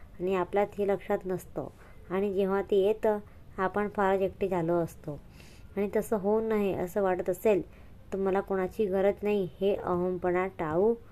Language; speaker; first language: Marathi; non-native, local second language; Hindi